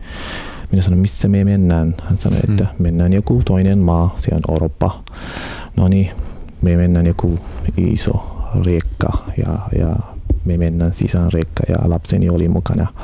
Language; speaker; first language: Finnish; non-native, learner; Arabic